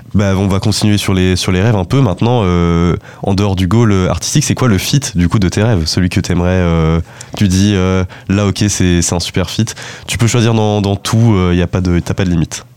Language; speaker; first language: French; native; French